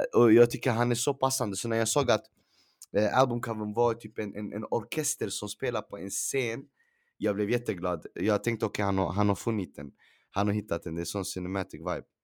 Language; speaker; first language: Swedish; early bilingual, other home language; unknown